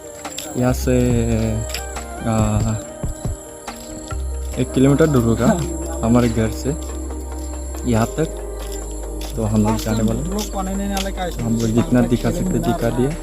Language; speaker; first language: Hindi; non-native, local second language; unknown